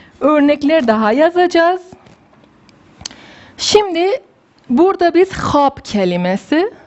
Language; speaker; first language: Turkish; non-native, fluent; Persian